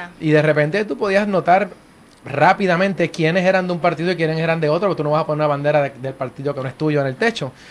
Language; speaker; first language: Spanish; native; Spanish